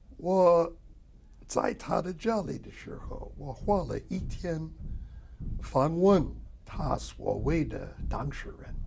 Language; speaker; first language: Chinese; non-native, fluent; English